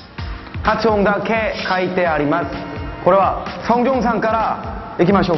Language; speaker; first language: Japanese; non-native, fluent; Korean